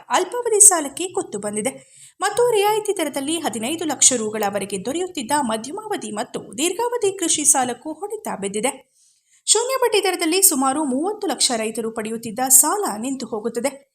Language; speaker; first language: Kannada; native; Kannada